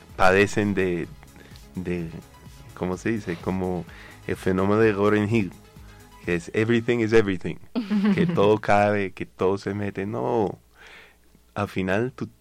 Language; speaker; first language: Spanish; non-native, fluent; English